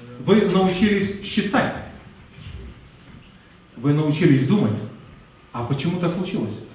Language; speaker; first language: Russian; non-native, fluent; Lithuanian